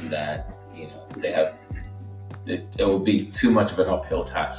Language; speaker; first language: English; non-native, local second language; Igbo